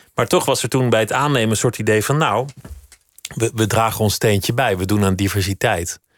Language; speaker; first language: Dutch; native; Dutch